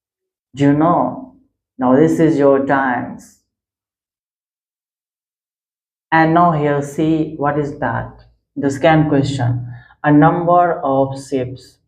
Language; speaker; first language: English; non-native, local second language; Hindi